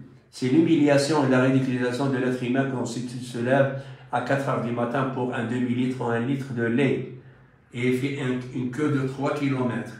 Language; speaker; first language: French; non-native, local second language; Arabic